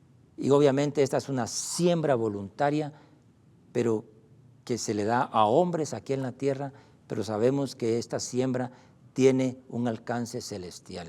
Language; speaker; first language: Spanish; native; Spanish